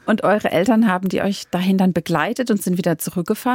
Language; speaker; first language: German; native; German